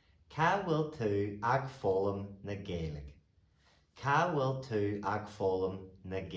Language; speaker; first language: Irish; non-native, local second language; English